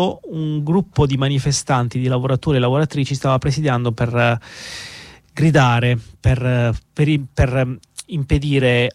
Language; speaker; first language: Italian; native; Italian